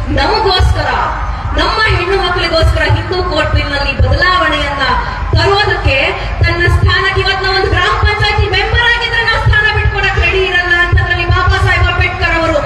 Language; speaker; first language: Kannada; native; Kannada